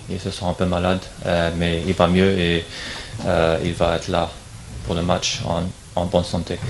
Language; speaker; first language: French; non-native, fluent; English